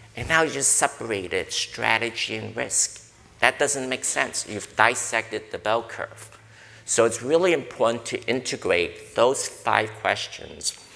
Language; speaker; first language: English; native; English